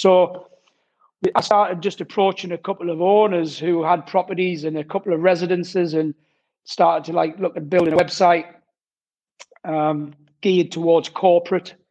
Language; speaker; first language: English; native; English